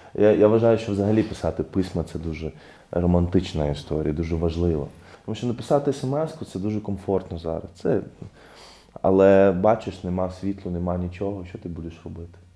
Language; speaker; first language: Ukrainian; non-native, fluent; Arabic